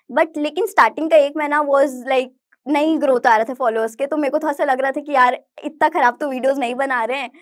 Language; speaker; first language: Hindi; native; Hindi